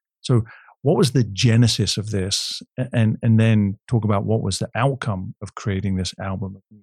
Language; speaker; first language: English; native; English